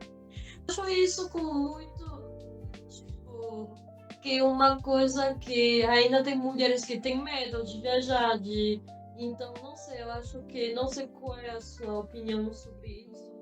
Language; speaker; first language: Portuguese; non-native, fluent; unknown